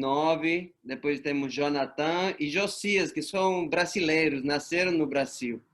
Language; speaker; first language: Portuguese; non-native, fluent; Spanish